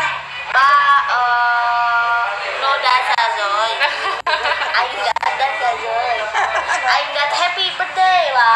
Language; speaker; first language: Vietnamese; non-native, learner; Indonesian